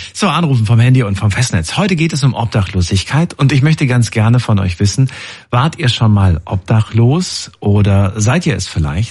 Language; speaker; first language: German; native; German